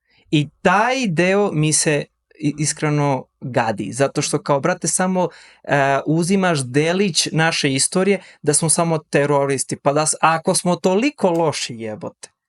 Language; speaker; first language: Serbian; early bilingual, heritage; Serbian